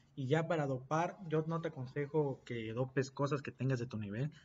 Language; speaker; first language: Spanish; native; Spanish